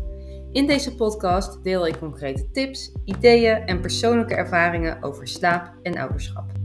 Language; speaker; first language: Dutch; native; Dutch